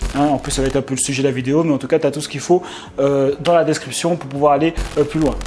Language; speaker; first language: French; native; French